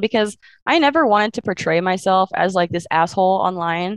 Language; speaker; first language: English; native; English